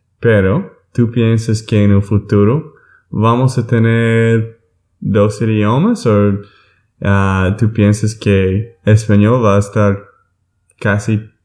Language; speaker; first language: Spanish; non-native, learner; English